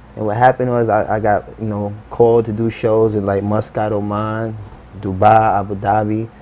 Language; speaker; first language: English; native; English